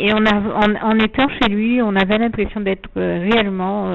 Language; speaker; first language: French; native; French